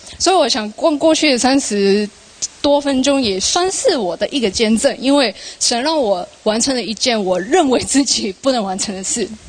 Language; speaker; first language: Chinese; non-native, local second language; Cantonese